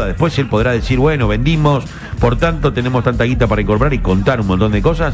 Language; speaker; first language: Spanish; native; Spanish